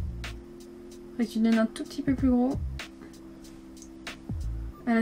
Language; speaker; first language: French; native; French